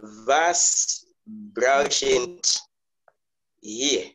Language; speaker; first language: German; non-native, learner; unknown